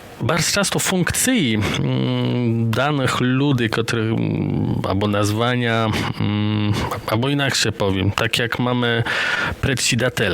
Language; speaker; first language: Polish; non-native, local second language; Rusyn